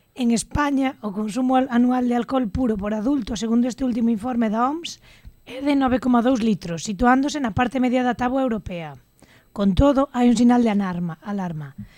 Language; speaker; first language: Galician; native; Galician